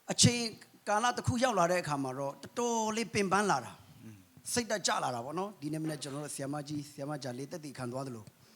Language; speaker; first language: Burmese; non-native, local second language; Kachin